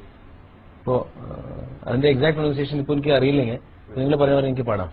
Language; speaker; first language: Malayalam; early bilingual, heritage; Malayalam